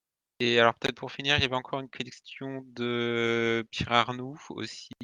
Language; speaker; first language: French; native; French